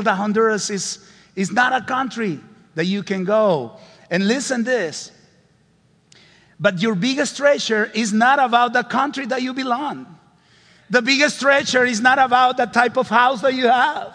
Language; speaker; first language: English; non-native, fluent; Spanish